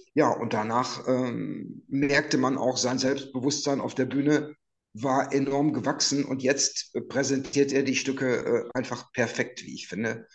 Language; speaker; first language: German; native; German